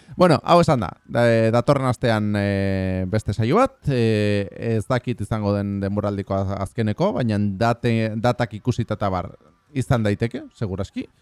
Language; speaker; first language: Basque; native; Basque